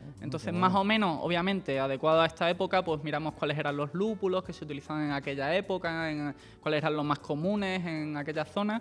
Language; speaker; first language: Spanish; native; Spanish